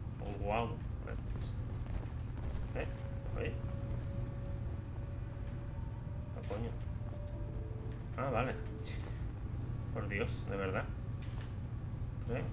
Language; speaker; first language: Spanish; native; Spanish